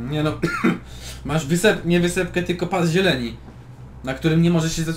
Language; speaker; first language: Polish; native; Polish